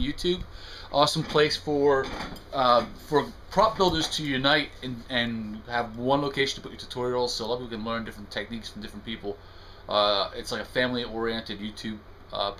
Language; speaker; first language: English; native; English